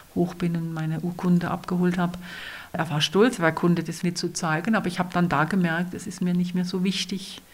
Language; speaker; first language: German; non-native, local second language; Swiss German